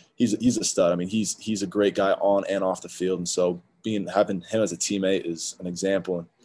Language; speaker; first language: English; native; English